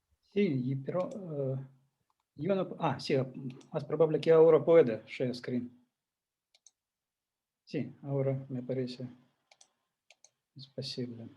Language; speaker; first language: Spanish; non-native, learner; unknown